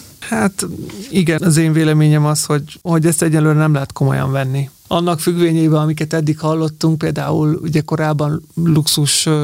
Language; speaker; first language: Hungarian; native; Hungarian